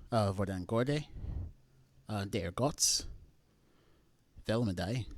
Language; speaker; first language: Danish; non-native, learner; English